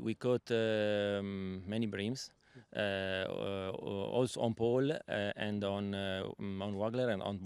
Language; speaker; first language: English; non-native, learner; Italian